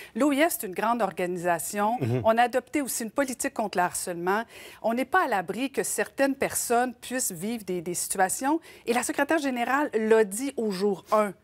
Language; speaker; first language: French; native; French